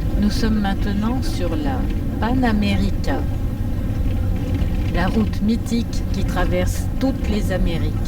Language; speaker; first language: French; native; French